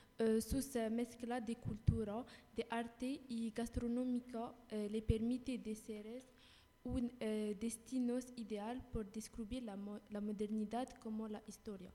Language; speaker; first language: Spanish; non-native, learner; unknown